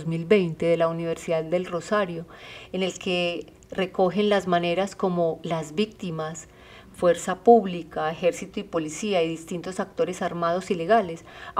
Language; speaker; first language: Spanish; native; Spanish